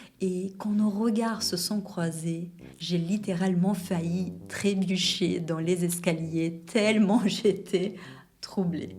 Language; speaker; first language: French; non-native, fluent; Portuguese